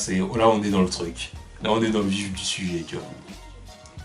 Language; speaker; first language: French; native; French